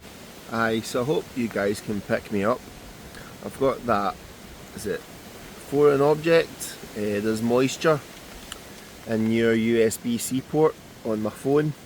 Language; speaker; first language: English; native; English